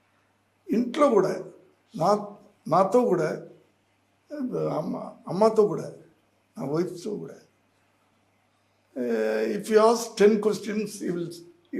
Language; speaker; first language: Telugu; non-native, learner; Tamil